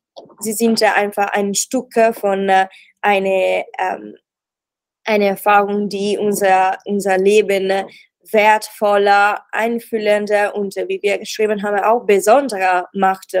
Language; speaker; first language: German; non-native, learner; Italian